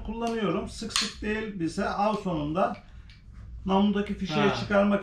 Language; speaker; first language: Turkish; native; Turkish